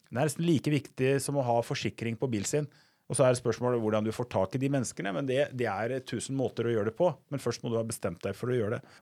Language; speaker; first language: Norwegian; early bilingual, other home language; Arabic